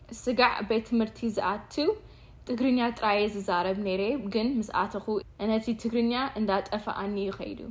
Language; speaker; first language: Tigrinya; early bilingual, heritage; Tigrinya